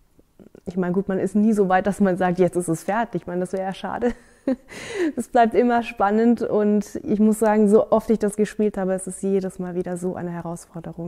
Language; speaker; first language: German; native; German